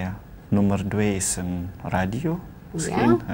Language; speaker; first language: Dutch; non-native, learner; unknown